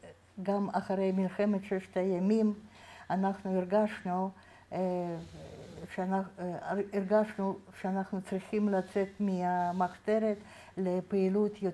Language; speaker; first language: Hebrew; non-native, fluent; Russian